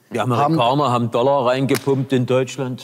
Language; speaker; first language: German; native; German